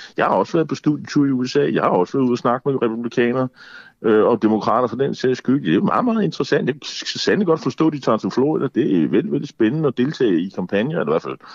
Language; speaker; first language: Danish; native; Danish